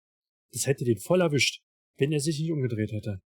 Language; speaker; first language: German; native; German